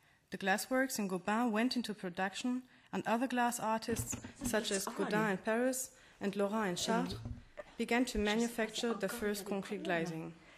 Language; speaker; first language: English; non-native, fluent; German